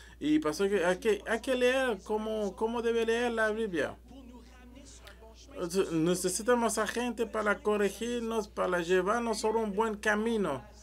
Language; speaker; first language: Spanish; non-native, learner; French